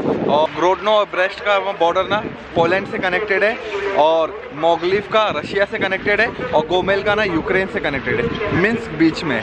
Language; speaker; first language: Hindi; native; Hindi